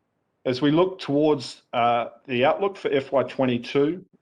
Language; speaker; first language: English; native; English